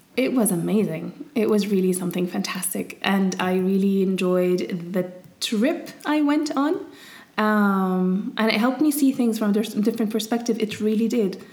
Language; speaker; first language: English; early bilingual, heritage; Arabic